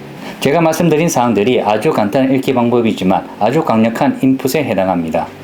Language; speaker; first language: Korean; native; Korean